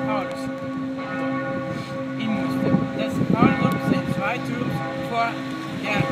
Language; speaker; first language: German; non-native, learner; Dutch